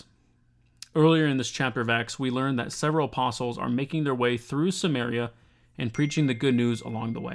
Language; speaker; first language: English; native; English